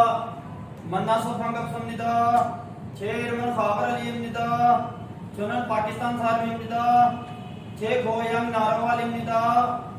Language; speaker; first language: Korean; non-native, learner; Urdu